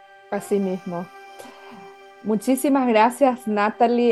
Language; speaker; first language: Spanish; early bilingual, heritage; Spanish